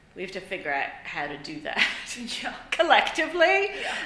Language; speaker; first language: English; native; English